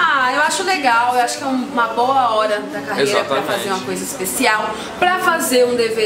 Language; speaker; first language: Portuguese; native; Portuguese